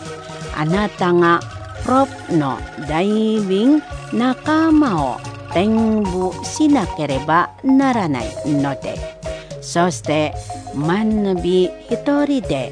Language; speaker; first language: Japanese; non-native, fluent; Indonesian